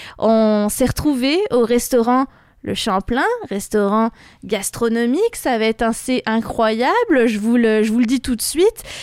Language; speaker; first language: French; native; French